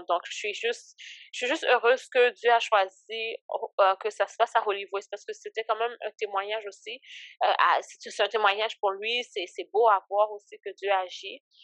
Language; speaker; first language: French; early bilingual, other home language; Haitian Creole